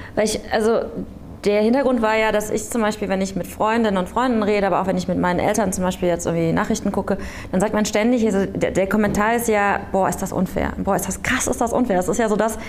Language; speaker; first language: German; early bilingual, other home language; Korean